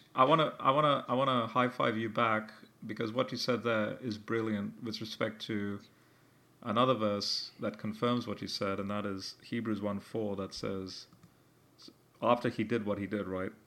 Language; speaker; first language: English; early bilingual, heritage; English